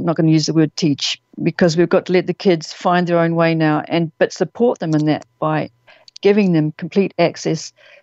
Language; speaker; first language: English; native; English